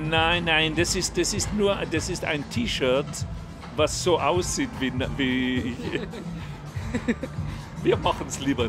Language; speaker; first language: German; non-native, local second language; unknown